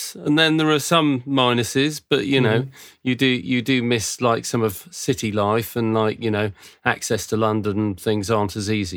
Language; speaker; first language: English; native; English